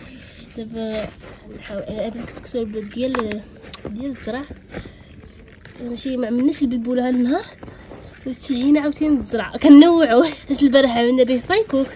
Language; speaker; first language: Arabic; native; Arabic